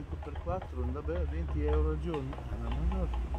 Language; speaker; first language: Italian; native; Italian